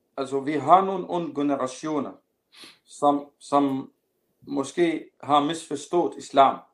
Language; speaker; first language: Danish; non-native, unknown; Arabic